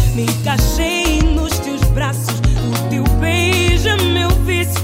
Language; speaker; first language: Portuguese; non-native, local second language; Makhuwa